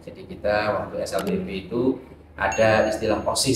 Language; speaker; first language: Indonesian; native; Indonesian